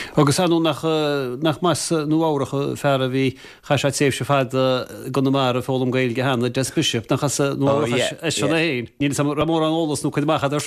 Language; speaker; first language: Irish; native; Irish